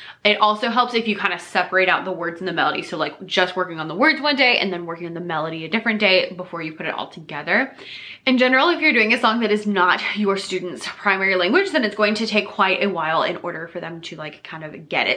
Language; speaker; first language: English; native; English